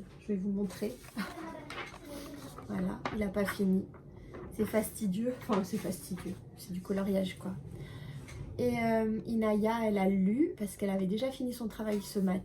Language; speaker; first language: French; native; French